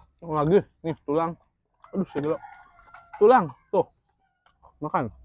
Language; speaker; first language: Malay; non-native, local second language; Sundanese